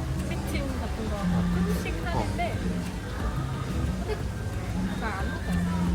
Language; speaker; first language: Korean; non-native, fluent; Vietnamese